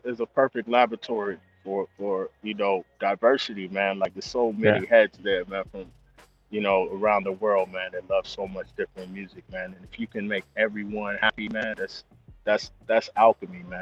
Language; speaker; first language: English; native; English